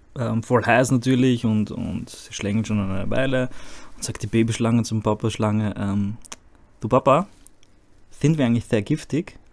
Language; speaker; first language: German; early bilingual, other home language; Croatian